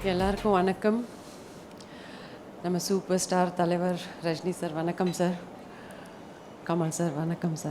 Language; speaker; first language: Tamil; non-native, fluent; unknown